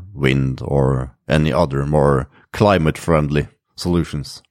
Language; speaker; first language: English; non-native, fluent; Norwegian